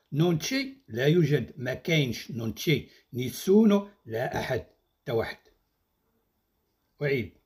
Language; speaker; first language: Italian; non-native, fluent; Arabic